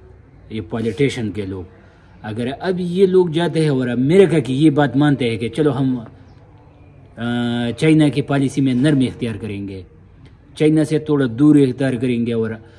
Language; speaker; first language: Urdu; non-native, local second language; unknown